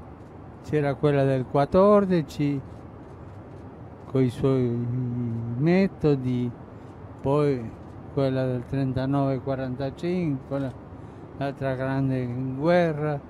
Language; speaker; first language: Italian; non-native, fluent; Spanish